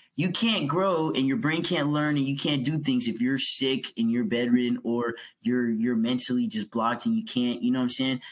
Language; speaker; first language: English; native; English